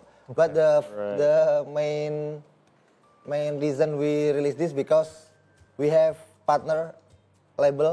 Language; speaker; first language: English; non-native, learner; Indonesian